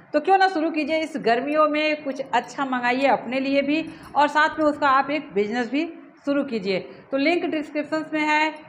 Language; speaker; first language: Hindi; native; Hindi